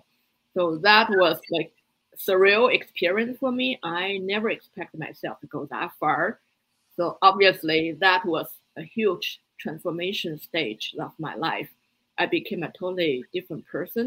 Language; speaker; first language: English; non-native, fluent; Chinese